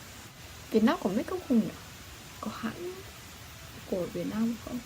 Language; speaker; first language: Vietnamese; early bilingual, heritage; Vietnamese